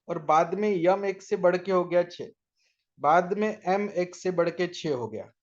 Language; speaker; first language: Hindi; non-native, local second language; Marathi